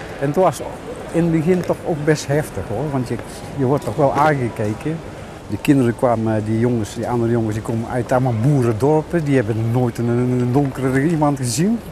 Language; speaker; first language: Dutch; early bilingual, other home language; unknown